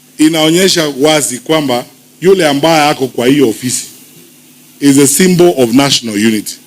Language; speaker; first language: Swahili; non-native, local second language; Gusii